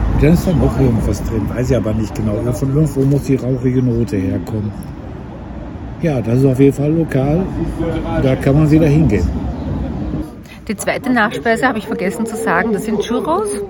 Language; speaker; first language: German; native; German